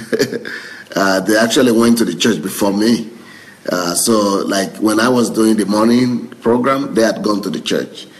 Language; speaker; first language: English; non-native, local second language; Yoruba